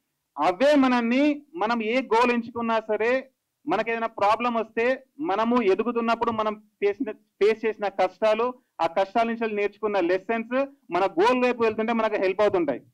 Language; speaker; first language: Telugu; native; Telugu